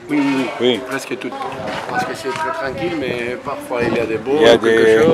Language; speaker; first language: French; non-native, learner; Spanish